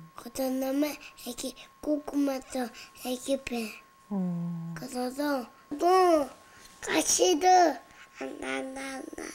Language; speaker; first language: Korean; early bilingual, heritage; Korean